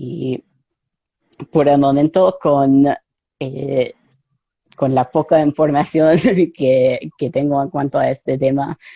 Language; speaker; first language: Spanish; non-native, fluent; English